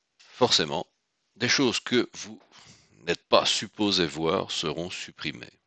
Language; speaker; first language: French; native; French